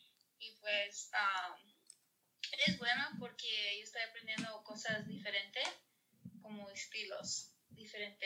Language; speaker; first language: Spanish; early bilingual, heritage; English